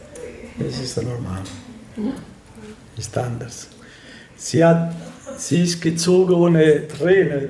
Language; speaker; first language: German; non-native, learner; Italian